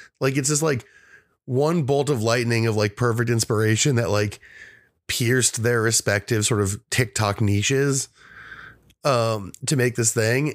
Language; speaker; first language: English; native; English